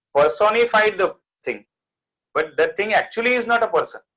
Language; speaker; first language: English; non-native, local second language; Gujarati